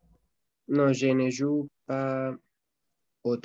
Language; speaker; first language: French; non-native, learner; Spanish